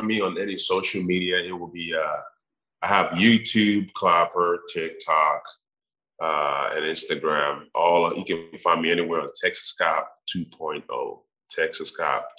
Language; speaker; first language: English; non-native, local second language; Igbo